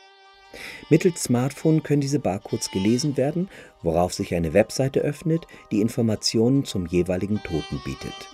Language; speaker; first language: German; native; German